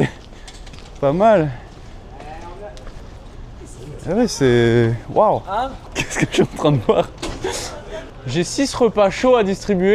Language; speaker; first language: French; native; French